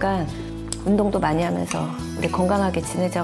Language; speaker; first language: Korean; native; Korean